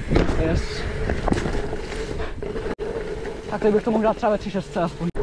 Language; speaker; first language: Czech; native; Czech